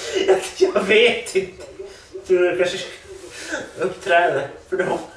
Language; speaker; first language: Swedish; non-native, learner; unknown